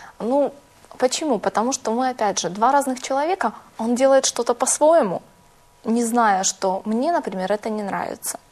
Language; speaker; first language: Russian; native; Russian